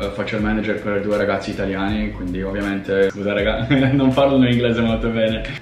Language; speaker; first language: Italian; non-native, fluent; Russian